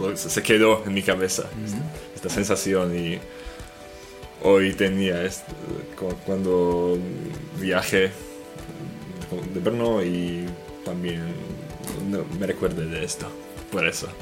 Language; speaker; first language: Spanish; non-native, fluent; Slovak